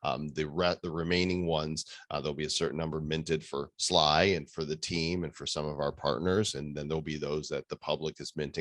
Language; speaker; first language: English; native; English